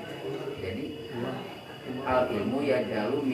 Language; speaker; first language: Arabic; non-native, learner; Indonesian